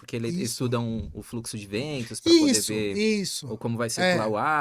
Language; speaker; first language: Portuguese; native; Portuguese